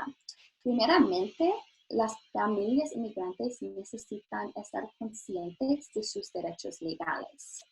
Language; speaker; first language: Spanish; non-native, learner; English